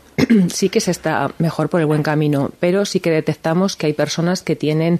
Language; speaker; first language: Spanish; native; Spanish